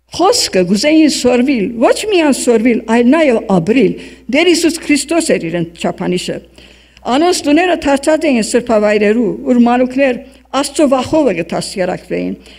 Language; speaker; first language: Armenian; early bilingual, heritage; Armenian